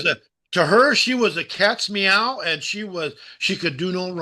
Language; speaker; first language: English; native; English